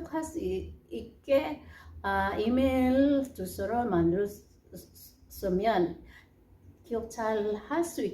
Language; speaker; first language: Korean; non-native, learner; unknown